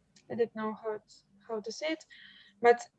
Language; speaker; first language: English; non-native, learner; Russian